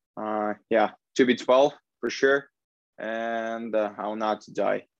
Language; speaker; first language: English; non-native, fluent; Russian